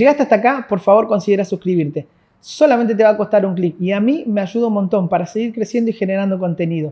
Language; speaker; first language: Spanish; native; Spanish